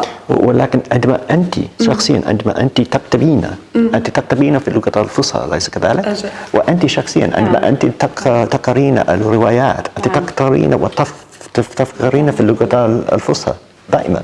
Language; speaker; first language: Arabic; non-native, learner; English